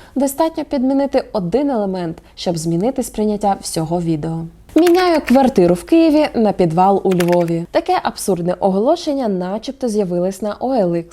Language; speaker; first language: Ukrainian; native; Ukrainian